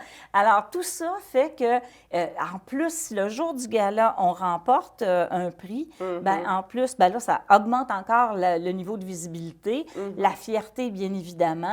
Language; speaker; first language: French; native; French